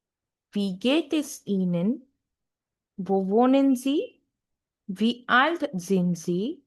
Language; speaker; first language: German; non-native, fluent; Hindi